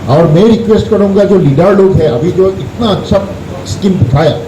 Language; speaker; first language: Hindi; non-native, local second language; Assamese